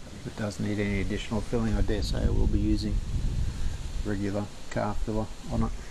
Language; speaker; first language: English; native; English